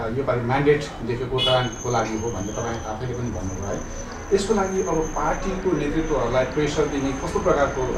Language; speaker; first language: Nepali; native; Nepali